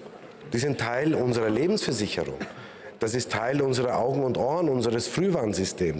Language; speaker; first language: German; native; German